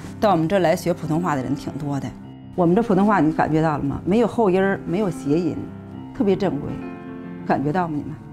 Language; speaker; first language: Chinese; native; Chinese